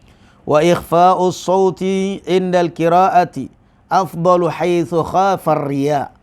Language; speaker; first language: Arabic; non-native, fluent; Indonesian